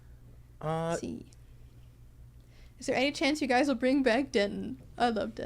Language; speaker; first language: English; native; English